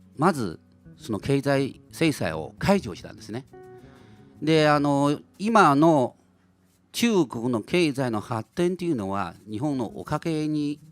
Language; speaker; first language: Japanese; non-native, fluent; Chinese